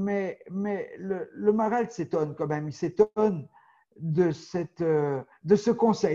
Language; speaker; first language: French; native; French